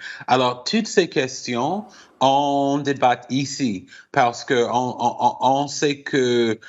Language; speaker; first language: French; non-native, fluent; English